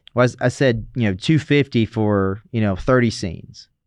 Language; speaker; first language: English; native; English